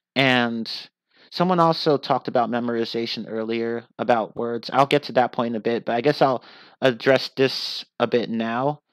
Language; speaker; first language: English; native; English